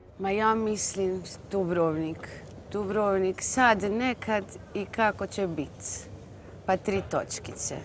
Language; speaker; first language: Croatian; native; Croatian